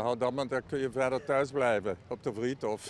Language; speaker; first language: Dutch; native; Dutch